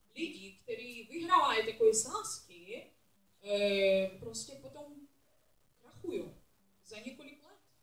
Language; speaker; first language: Czech; non-native, learner; English